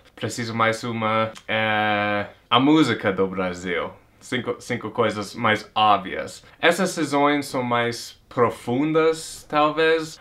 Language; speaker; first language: Portuguese; non-native, fluent; English